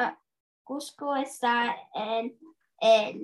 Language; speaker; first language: Spanish; non-native, learner; English